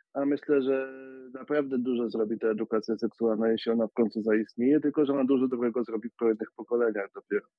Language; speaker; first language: Polish; native; Polish